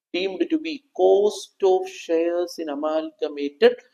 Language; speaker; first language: English; non-native, local second language; Malayalam